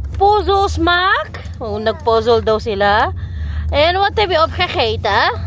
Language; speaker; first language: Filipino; non-native, local second language; Pampanga